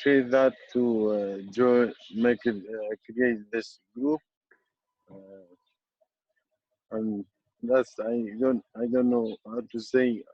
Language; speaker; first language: English; non-native, learner; Kurdish